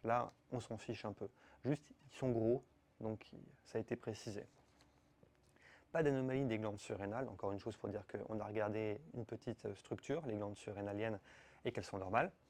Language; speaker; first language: French; native; French